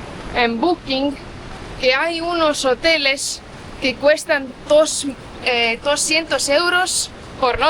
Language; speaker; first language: Spanish; non-native, fluent; Portuguese